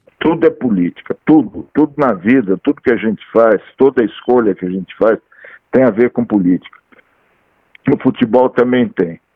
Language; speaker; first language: Portuguese; native; Portuguese